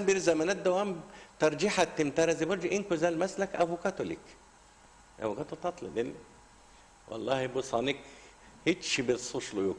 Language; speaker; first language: Turkish; non-native, learner; Arabic